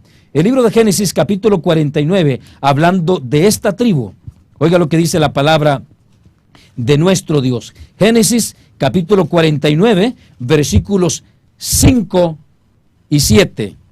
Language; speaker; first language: Spanish; native; Spanish